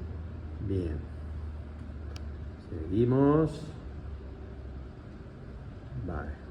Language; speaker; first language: Spanish; native; Spanish